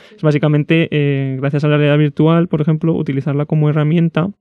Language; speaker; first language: Spanish; native; Spanish